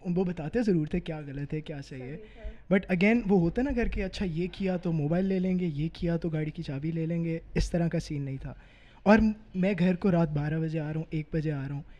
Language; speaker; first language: Urdu; native; Urdu